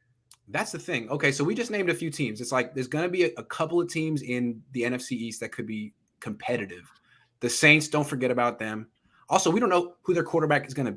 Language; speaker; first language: English; native; English